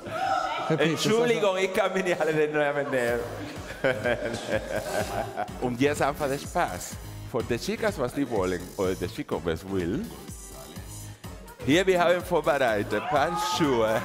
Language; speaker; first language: German; non-native, learner; Spanish